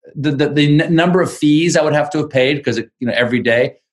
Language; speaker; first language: English; native; English